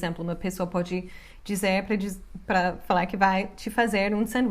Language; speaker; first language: Portuguese; non-native, fluent; English